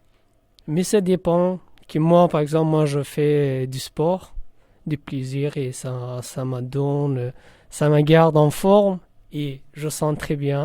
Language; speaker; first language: French; non-native, learner; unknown